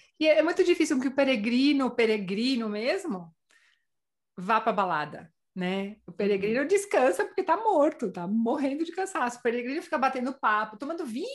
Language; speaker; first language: Portuguese; native; Portuguese